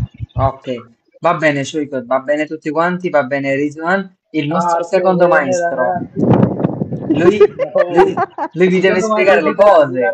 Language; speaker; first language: Italian; non-native, fluent; Bangla